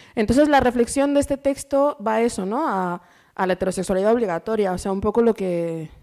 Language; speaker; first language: Spanish; native; Spanish